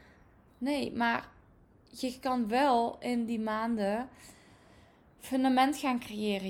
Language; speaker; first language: Dutch; native; Dutch